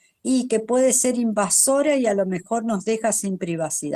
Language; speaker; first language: Spanish; native; Spanish